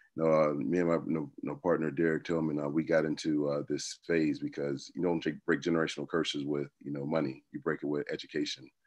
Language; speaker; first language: English; native; English